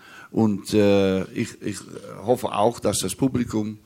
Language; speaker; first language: German; non-native, learner; Dutch